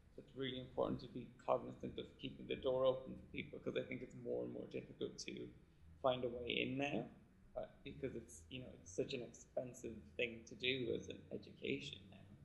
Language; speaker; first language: English; native; English